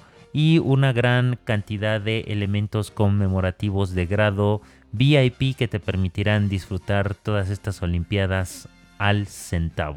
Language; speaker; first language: Spanish; native; Spanish